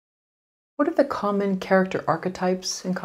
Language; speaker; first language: English; native; English